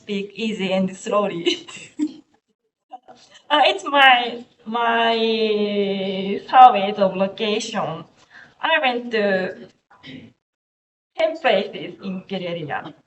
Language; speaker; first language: English; non-native, learner; Japanese